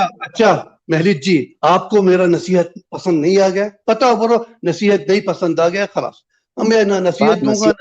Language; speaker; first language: Hindi; non-native, fluent; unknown